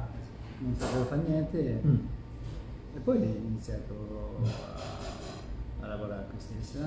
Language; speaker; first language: Italian; non-native, learner; Japanese